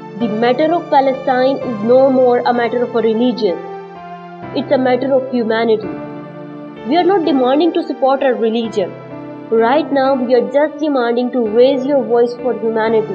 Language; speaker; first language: English; non-native, local second language; Urdu